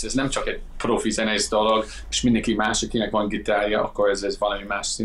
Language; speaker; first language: Hungarian; non-native, fluent; English